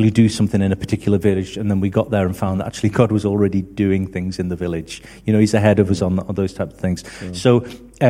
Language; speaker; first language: English; native; English